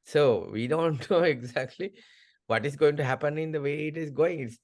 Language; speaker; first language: English; non-native, local second language; Sinhala